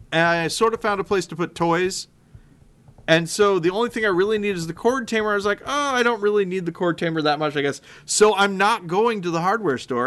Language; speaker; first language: English; native; English